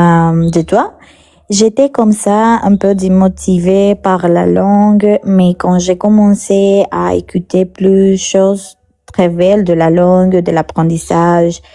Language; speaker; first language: French; non-native, learner; Spanish